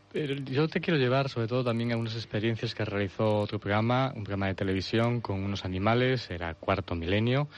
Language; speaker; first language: Spanish; native; Spanish